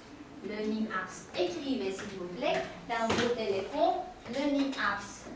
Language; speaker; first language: French; non-native, fluent; Uzbek